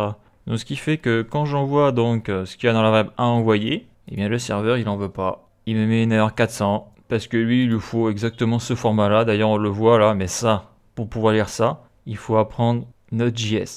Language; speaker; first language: French; native; French